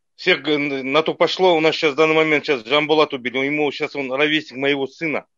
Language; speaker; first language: Russian; non-native, local second language; Kazakh